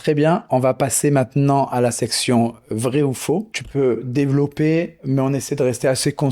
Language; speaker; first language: French; native; French